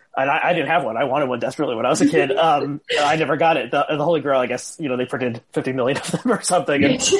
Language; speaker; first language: English; native; English